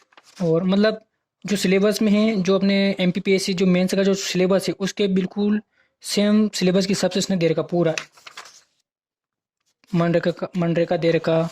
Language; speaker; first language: Hindi; native; Hindi